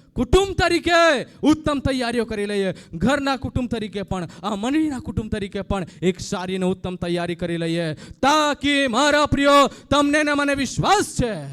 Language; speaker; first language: Gujarati; native; Gujarati